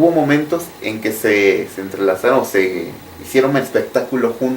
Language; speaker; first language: Spanish; native; Spanish